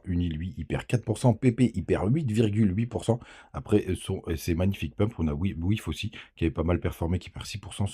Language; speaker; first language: French; native; French